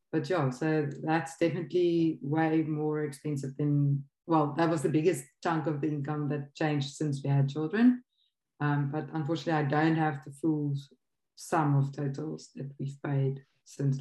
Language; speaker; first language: English; non-native, local second language; Afrikaans